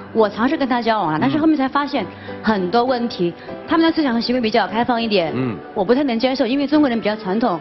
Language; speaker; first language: Chinese; native; Chinese